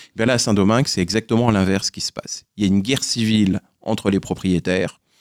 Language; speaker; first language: French; native; French